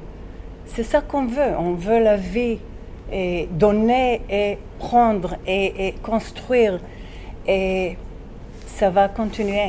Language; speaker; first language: French; non-native, fluent; Hebrew